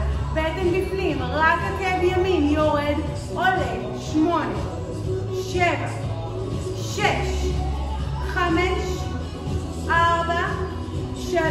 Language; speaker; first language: Hebrew; native; Hebrew